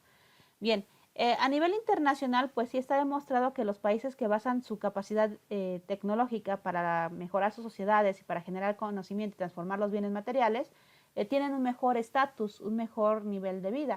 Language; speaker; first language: Spanish; native; Spanish